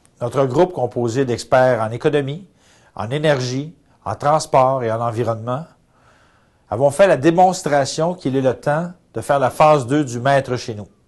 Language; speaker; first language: French; native; French